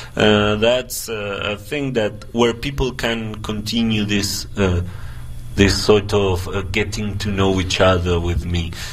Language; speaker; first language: English; non-native, fluent; Spanish